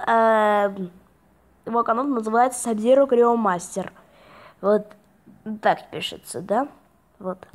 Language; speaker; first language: Russian; non-native, fluent; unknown